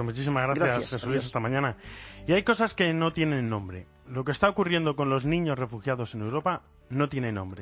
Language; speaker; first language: Spanish; native; Spanish